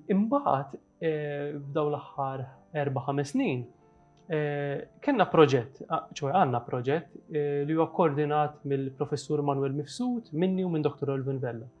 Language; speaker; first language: Maltese; native; Maltese